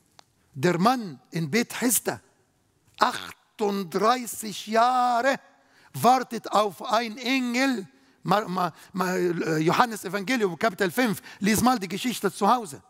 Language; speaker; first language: German; non-native, fluent; Arabic